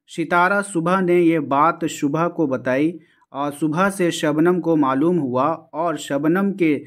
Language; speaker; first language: Hindi; native; Hindi